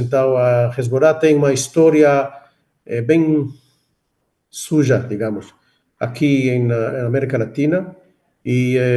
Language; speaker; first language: Portuguese; non-native, fluent; Hebrew